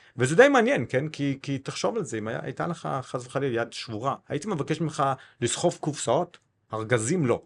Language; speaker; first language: Hebrew; non-native, fluent; English